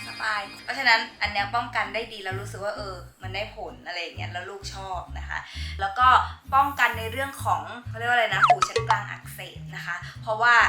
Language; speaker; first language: Thai; native; Thai